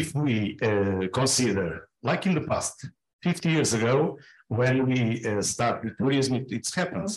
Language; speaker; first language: English; non-native, fluent; Portuguese